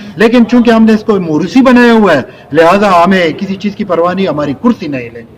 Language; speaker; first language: Urdu; non-native, local second language; Pashto